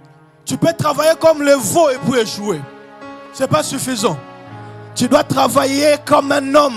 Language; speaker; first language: French; non-native, local second language; Lingala